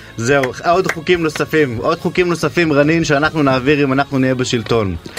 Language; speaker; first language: Hebrew; native; Hebrew